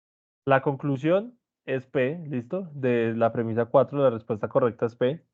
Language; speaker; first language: Spanish; native; Spanish